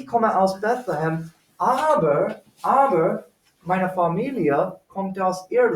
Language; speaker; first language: German; non-native, fluent; English